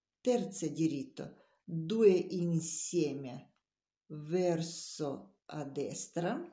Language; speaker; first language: Italian; non-native, learner; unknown